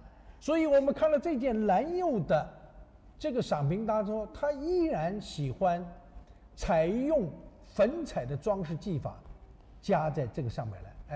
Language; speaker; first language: Chinese; native; Chinese